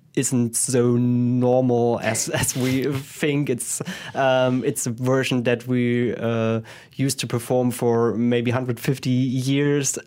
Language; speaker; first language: English; non-native, fluent; German